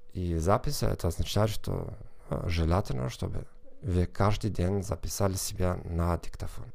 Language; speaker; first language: Russian; non-native, fluent; German